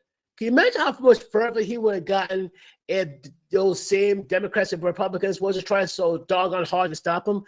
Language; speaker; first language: English; native; English